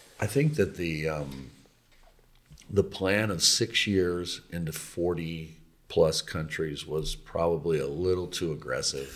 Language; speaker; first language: English; native; English